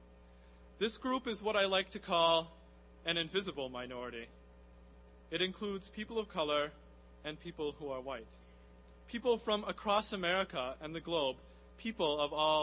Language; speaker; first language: English; native; English